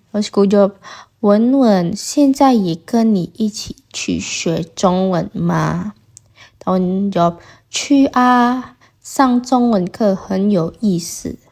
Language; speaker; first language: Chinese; non-native, fluent; Indonesian